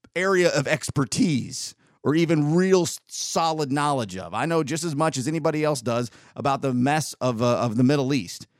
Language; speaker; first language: English; native; English